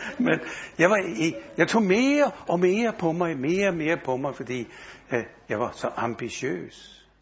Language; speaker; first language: Danish; native; Danish